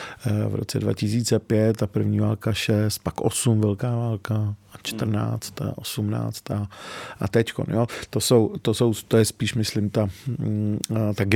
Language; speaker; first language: Czech; early bilingual, other home language; Arabic